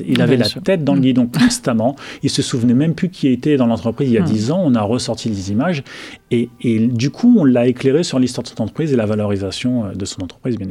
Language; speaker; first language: French; native; French